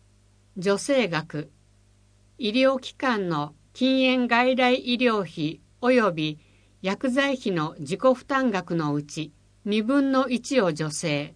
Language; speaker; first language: Japanese; native; Japanese